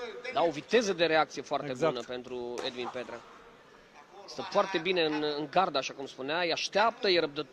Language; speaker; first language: Romanian; native; Romanian